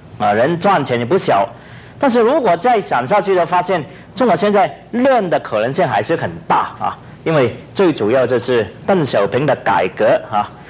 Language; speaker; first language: Chinese; non-native, local second language; Cantonese